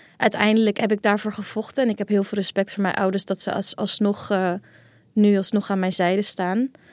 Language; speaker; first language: Dutch; early bilingual, other home language; Kurdish